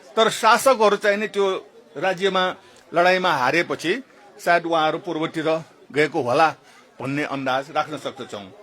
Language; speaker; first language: Nepali; non-native, local second language; Newari